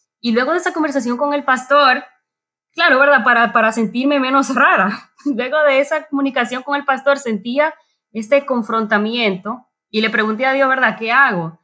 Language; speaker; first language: Spanish; native; Spanish